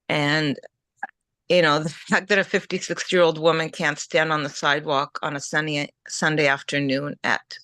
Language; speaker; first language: English; early bilingual, other home language; Ukrainian